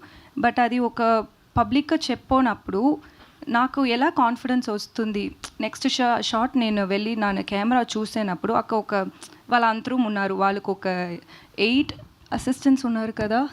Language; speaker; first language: Telugu; non-native, learner; Tamil